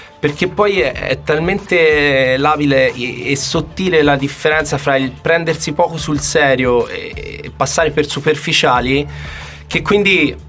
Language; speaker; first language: Italian; native; Italian